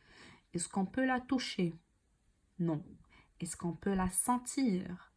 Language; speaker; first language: French; non-native, local second language; Arabic